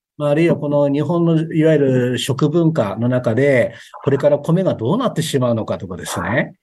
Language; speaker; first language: Japanese; native; Japanese